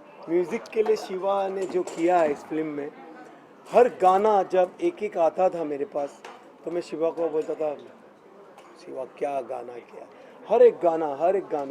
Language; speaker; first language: Hindi; native; Hindi